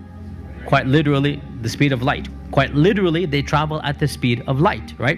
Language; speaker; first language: English; native; English